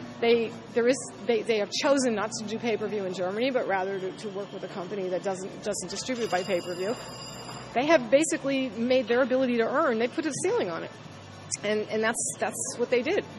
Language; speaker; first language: English; native; English